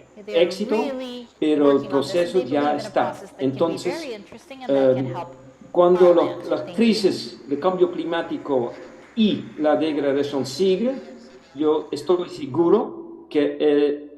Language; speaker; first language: Spanish; non-native, fluent; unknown